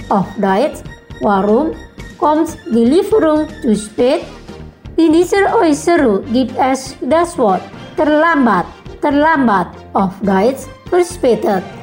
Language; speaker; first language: German; non-native, learner; Indonesian